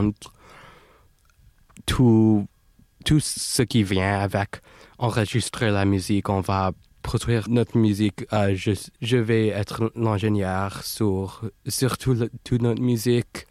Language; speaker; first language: French; non-native, local second language; English